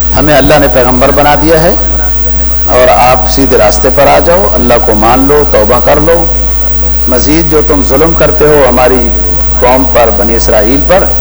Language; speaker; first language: Urdu; native; Urdu